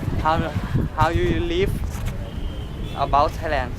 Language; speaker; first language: English; non-native, learner; Thai